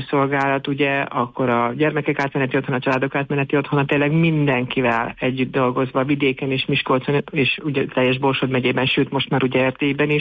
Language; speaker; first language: Hungarian; native; Hungarian